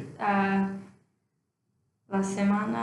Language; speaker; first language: Spanish; non-native, learner; English